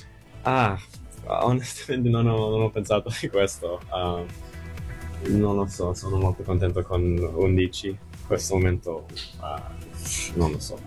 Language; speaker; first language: Italian; non-native, fluent; English